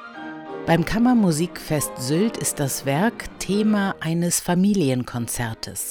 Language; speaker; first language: German; native; German